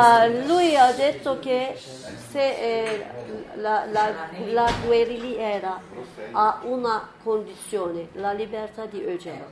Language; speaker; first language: Italian; non-native, learner; Turkish